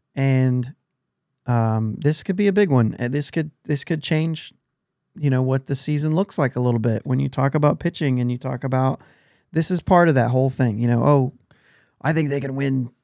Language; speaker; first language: English; native; English